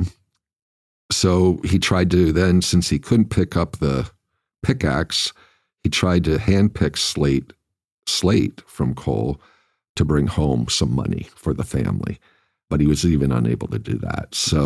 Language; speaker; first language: English; native; English